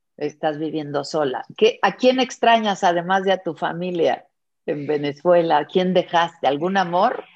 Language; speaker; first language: Spanish; native; Spanish